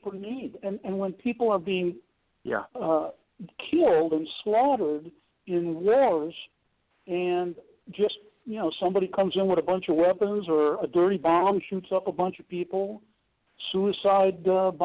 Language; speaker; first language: English; native; English